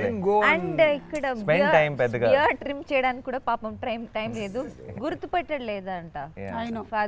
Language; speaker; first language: Telugu; non-native, learner; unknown